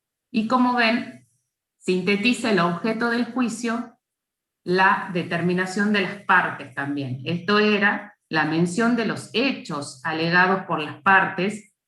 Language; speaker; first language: Spanish; native; Spanish